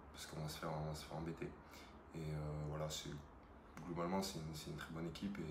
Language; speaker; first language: French; native; French